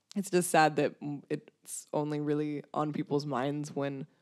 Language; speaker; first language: English; non-native, fluent; Romanian